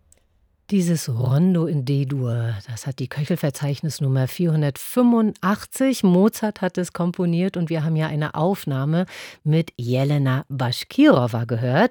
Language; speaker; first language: German; native; German